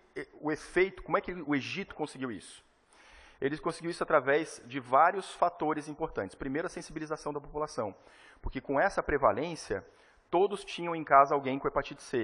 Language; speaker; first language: Portuguese; native; Portuguese